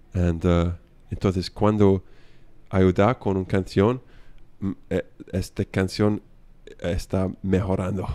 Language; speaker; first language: Spanish; non-native, learner; English